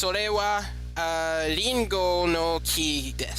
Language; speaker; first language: Japanese; non-native, learner; English